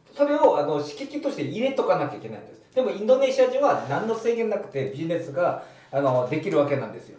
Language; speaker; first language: Japanese; non-native, fluent; Korean